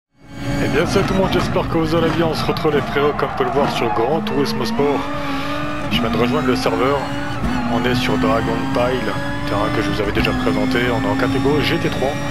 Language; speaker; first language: French; native; French